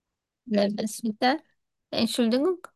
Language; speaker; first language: German; non-native, fluent; Turkish